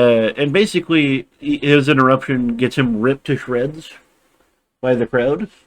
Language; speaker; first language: English; native; English